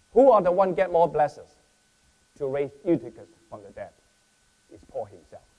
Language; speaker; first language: English; non-native, fluent; Chinese